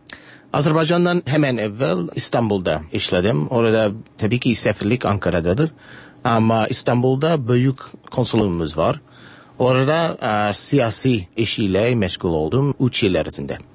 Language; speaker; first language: Turkish; non-native, fluent; English